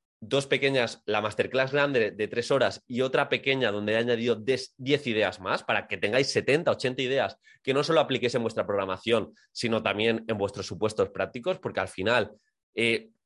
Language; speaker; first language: Spanish; native; Spanish